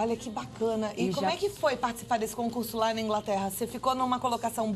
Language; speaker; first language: Portuguese; native; Portuguese